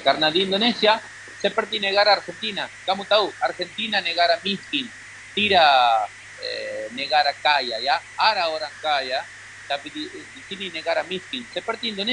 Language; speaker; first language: Indonesian; non-native, learner; Spanish